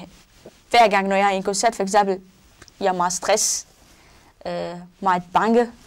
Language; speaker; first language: Danish; non-native, learner; Arabic